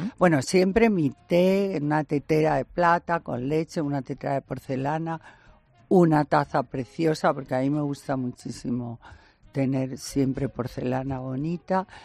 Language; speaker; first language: Spanish; native; Spanish